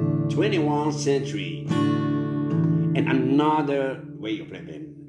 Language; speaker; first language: English; non-native, learner; Arabic